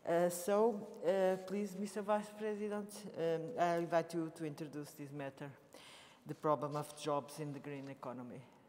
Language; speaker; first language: English; non-native, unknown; Portuguese